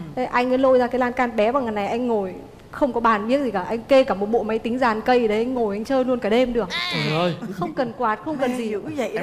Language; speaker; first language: Vietnamese; native; Vietnamese